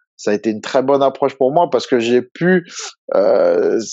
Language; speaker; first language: French; native; French